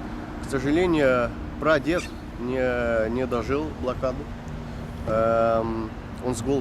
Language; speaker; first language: Russian; early bilingual, heritage; Dutch